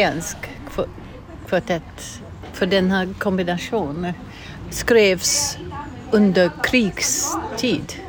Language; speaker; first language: Swedish; non-native, fluent; English